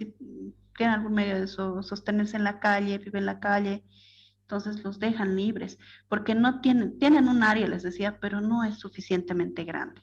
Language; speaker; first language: Spanish; native; Spanish